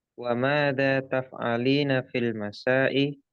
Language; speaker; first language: Arabic; non-native, learner; Indonesian